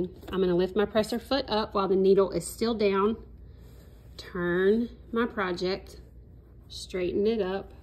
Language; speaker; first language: English; native; English